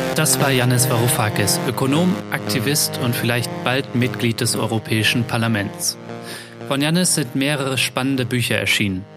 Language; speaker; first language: German; native; German